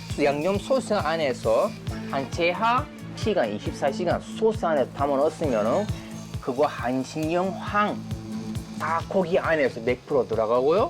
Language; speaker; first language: Korean; non-native, learner; Turkish